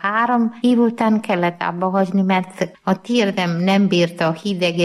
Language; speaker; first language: Hungarian; non-native, learner; Malayalam